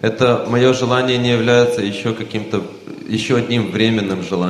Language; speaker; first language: Russian; native; Russian